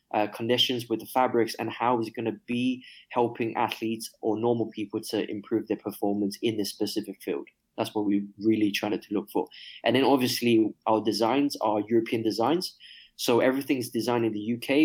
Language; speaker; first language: English; non-native, local second language; Cantonese